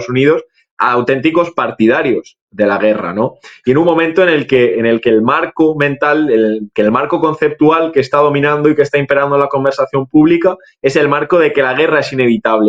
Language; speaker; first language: Spanish; native; Spanish